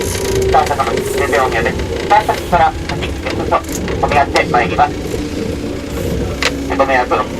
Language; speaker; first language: Japanese; native; Japanese